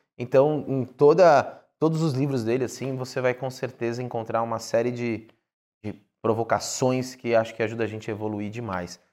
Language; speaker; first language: Portuguese; native; Portuguese